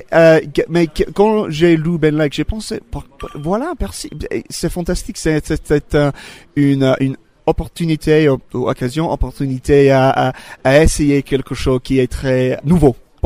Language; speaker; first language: French; non-native, learner; English